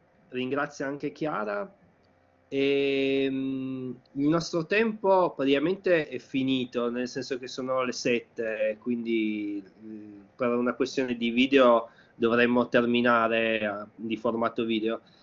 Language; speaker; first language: Italian; native; Italian